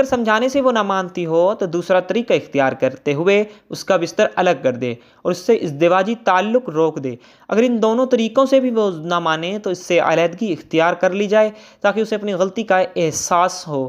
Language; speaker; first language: Urdu; native; Urdu